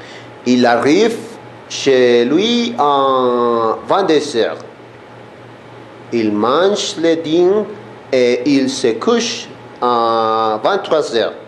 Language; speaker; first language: French; non-native, learner; Spanish